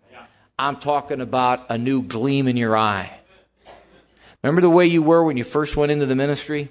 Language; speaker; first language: English; native; English